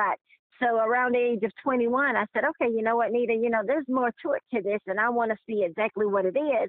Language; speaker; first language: English; native; English